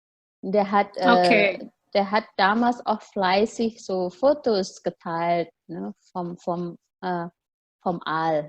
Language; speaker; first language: German; non-native, fluent; Indonesian